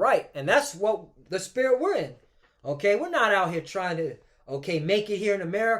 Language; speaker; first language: English; native; English